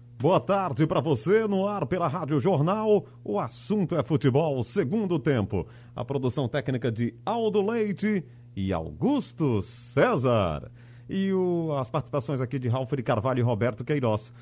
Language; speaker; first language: Portuguese; native; Portuguese